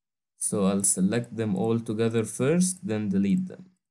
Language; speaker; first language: English; non-native, fluent; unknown